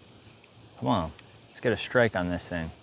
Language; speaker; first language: English; native; English